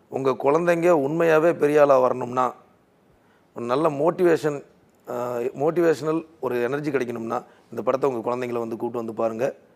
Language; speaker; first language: Tamil; native; Tamil